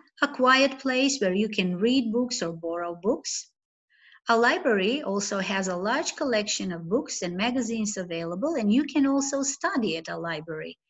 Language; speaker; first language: English; non-native, fluent; Macedonian